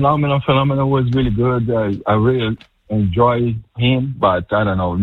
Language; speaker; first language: English; non-native, fluent; Portuguese